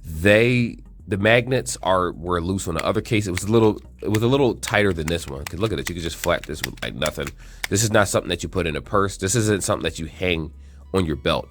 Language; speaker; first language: English; native; English